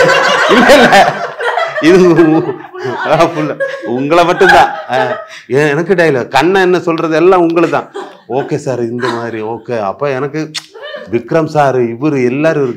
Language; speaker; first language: Tamil; non-native, learner; Malayalam